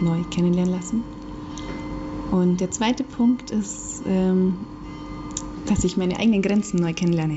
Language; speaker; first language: German; native; German